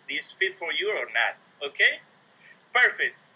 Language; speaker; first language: English; non-native, learner; Spanish